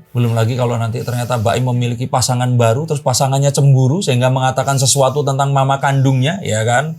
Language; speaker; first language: Indonesian; native; Indonesian